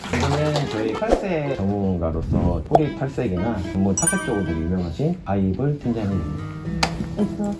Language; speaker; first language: Korean; native; Korean